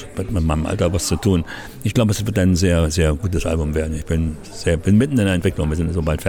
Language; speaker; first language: German; native; German